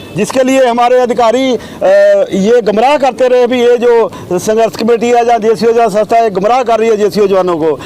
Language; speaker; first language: Hindi; non-native, local second language; Punjabi